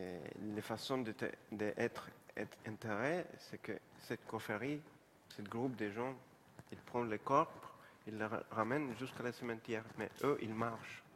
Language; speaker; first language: French; non-native, fluent; Spanish